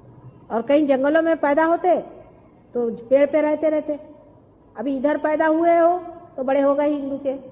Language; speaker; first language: Hindi; non-native, local second language; Marathi